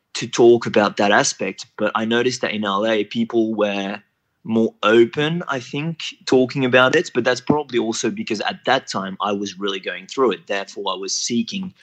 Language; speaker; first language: English; non-native, fluent; French